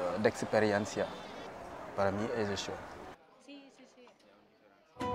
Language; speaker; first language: Catalan; non-native, learner; French